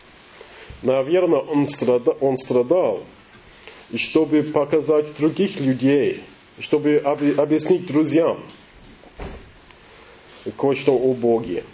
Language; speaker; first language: Russian; non-native, learner; English